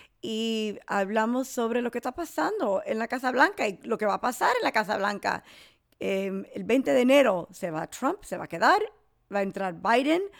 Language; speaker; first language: Spanish; early bilingual, heritage; English